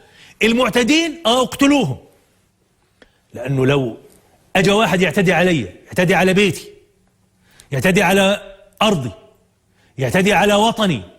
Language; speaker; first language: Arabic; native; Arabic